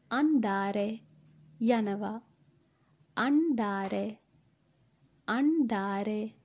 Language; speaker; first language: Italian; non-native, fluent; Sinhala